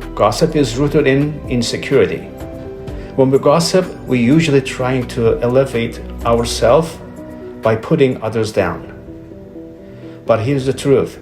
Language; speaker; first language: English; non-native, fluent; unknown